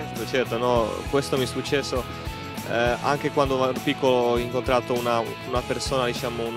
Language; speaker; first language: Italian; non-native, fluent; Czech